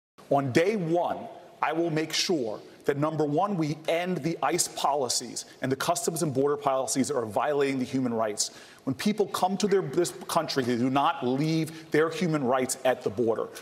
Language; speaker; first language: English; native; English